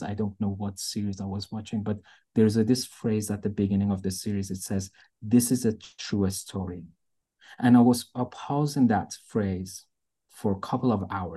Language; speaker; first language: English; non-native, fluent; Persian